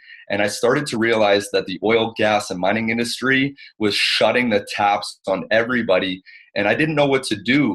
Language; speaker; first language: English; native; English